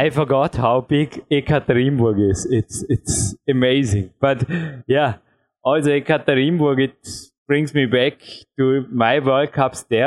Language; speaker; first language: English; non-native, fluent; German